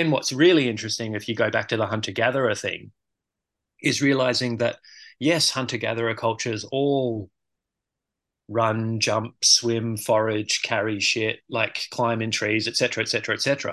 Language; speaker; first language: English; native; English